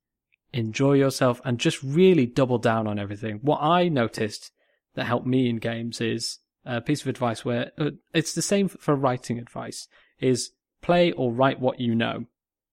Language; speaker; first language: English; native; English